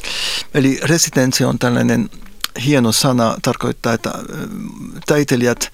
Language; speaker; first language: Finnish; non-native, fluent; French